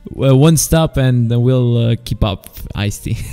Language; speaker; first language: English; non-native, fluent; Romanian